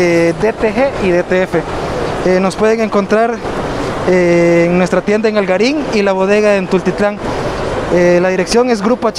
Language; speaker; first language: Spanish; native; Spanish